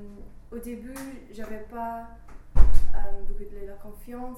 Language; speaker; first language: French; non-native, learner; English